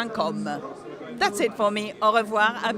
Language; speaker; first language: French; native; French